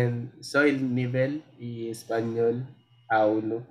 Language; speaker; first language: Spanish; non-native, learner; Filipino